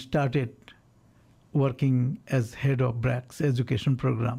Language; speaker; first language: English; non-native, local second language; Bangla